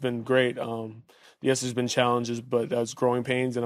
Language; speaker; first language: English; native; English